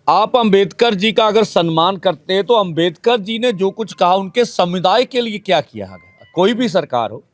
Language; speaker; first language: Hindi; non-native, local second language; Punjabi